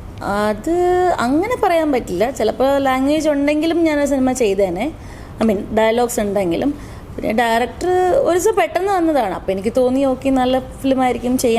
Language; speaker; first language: Malayalam; native; Malayalam